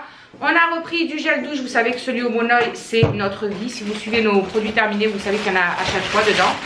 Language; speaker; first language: French; native; French